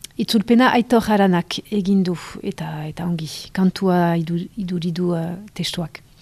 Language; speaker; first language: Basque; native; Basque